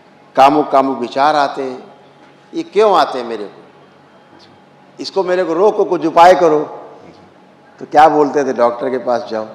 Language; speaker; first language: Hindi; native; Hindi